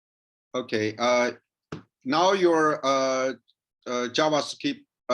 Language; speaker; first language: English; non-native, learner; Chinese